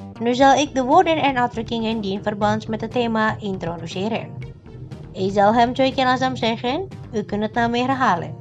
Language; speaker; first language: Dutch; non-native, fluent; Indonesian